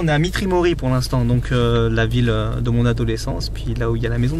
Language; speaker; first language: French; early bilingual, other home language; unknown